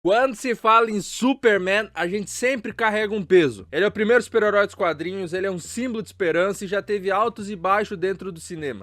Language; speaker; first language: Portuguese; native; Portuguese